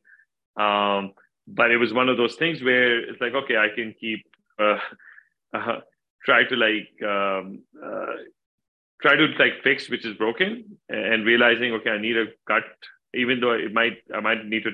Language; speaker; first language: English; non-native, local second language; Urdu